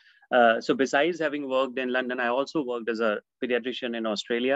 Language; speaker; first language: English; non-native, local second language; Hindi